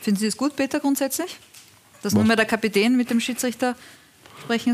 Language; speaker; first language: German; native; German